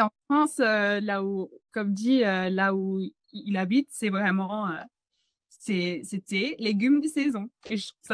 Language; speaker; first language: French; non-native, fluent; English